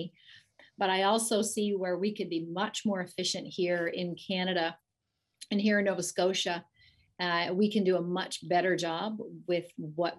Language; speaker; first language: English; native; English